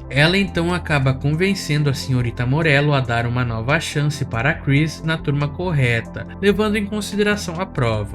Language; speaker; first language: Portuguese; native; Portuguese